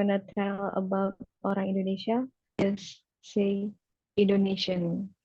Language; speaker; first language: English; non-native, learner; Indonesian